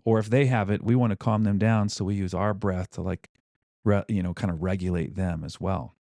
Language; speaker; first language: English; native; English